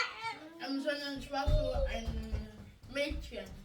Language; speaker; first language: German; early bilingual, other home language; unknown